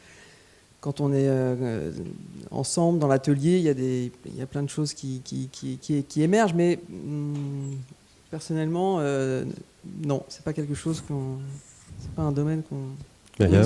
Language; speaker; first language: French; native; French